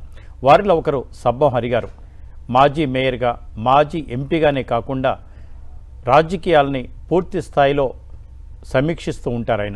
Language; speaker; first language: Telugu; native; Telugu